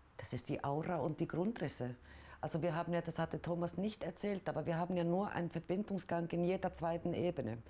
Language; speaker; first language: German; non-native, fluent; Icelandic